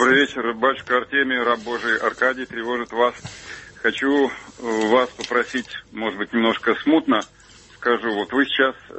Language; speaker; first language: Russian; native; Russian